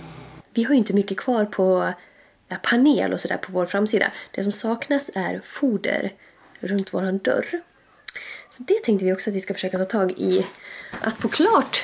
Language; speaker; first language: Swedish; native; Swedish